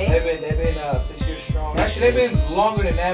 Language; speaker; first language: English; native; English